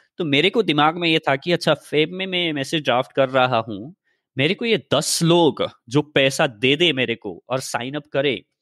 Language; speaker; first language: Hindi; native; Hindi